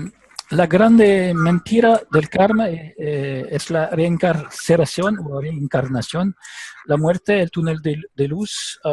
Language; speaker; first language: Spanish; non-native, learner; French